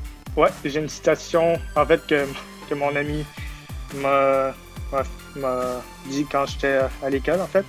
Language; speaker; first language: French; early bilingual, other home language; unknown